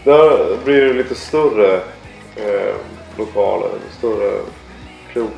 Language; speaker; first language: Swedish; native; Swedish